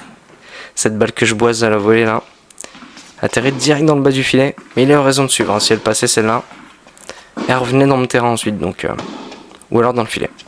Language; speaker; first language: French; native; French